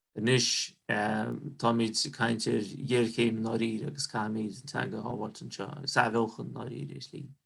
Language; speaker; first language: Irish; non-native, fluent; Russian